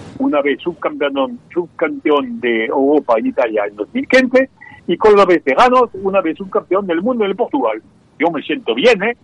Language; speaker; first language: Spanish; non-native, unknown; French